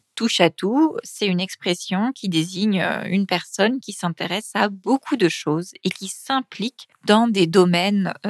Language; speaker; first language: French; native; French